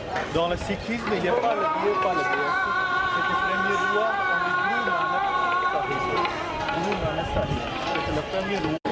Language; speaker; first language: French; non-native, learner; Hindi